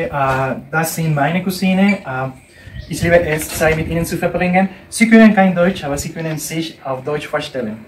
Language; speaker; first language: German; non-native, learner; Spanish